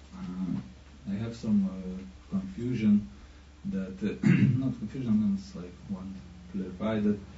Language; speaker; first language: English; non-native, fluent; Lithuanian